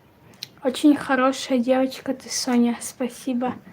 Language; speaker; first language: Russian; non-native, local second language; Tajik